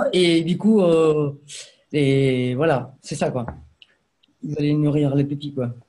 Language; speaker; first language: French; native; French